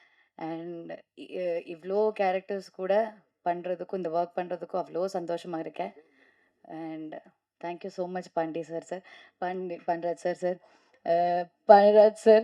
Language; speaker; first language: Tamil; non-native, learner; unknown